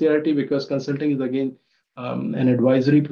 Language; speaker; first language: English; non-native, local second language; Hindi